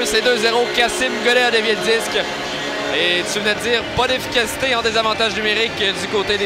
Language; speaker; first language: French; native; French